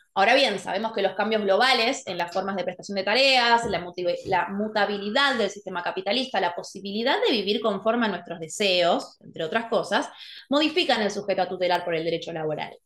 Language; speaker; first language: Spanish; native; Spanish